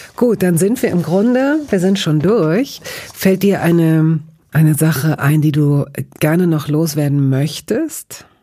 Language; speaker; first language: German; native; German